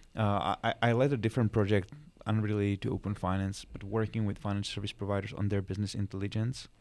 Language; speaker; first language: English; non-native, fluent; Czech